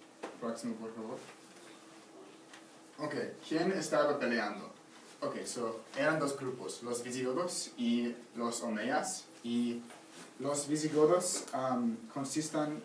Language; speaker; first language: Spanish; non-native, learner; English